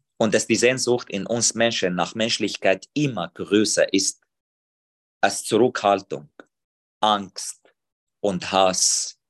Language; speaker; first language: German; non-native, fluent; Arabic